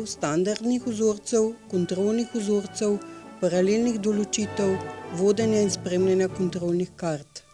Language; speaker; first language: Slovenian; native; Slovenian